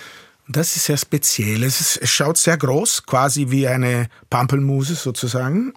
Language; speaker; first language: German; non-native, fluent; Italian